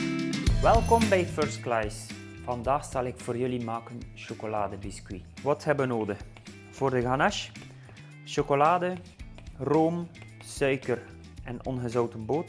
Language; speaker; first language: Dutch; native; Dutch